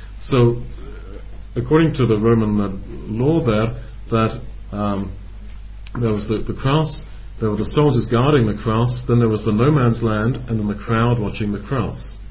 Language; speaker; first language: English; native; English